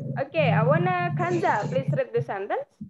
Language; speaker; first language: English; non-native, fluent; Indonesian